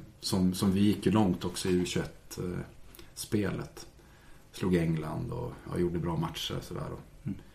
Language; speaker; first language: Swedish; native; Swedish